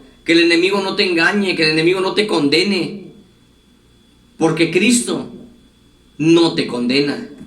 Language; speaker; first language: Spanish; native; Spanish